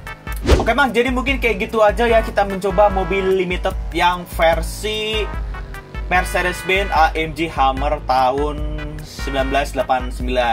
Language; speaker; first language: Indonesian; native; Indonesian